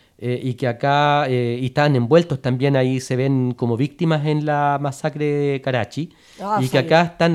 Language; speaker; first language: Spanish; native; Spanish